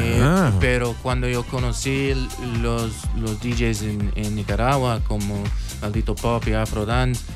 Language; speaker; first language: Spanish; non-native, local second language; English